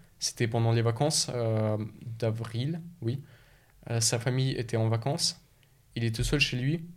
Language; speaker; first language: French; early bilingual, other home language; Russian